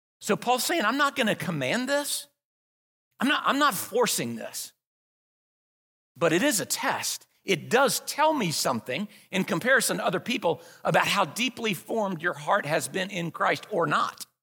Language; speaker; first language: English; native; English